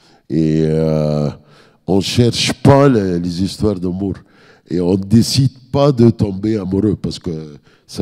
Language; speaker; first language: French; non-native, fluent; Arabic